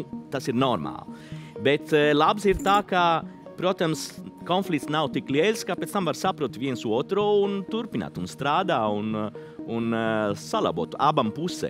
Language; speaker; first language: Latvian; non-native, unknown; Italian